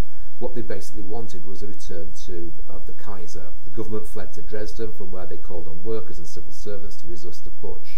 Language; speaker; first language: English; native; English